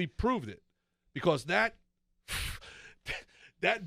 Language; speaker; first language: English; native; English